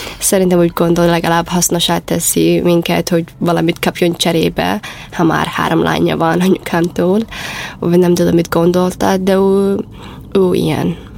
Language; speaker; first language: Hungarian; non-native, fluent; Somali